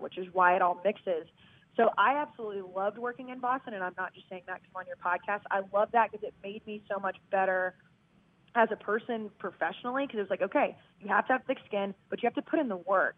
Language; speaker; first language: English; native; English